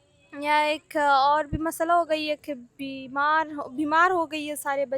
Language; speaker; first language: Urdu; non-native, learner; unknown